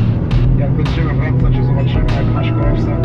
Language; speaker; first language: Polish; non-native, learner; Arabic